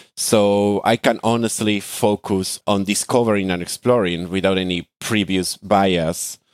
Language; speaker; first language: English; non-native, fluent; Spanish